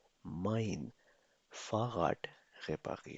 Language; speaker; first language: German; non-native, fluent; Urdu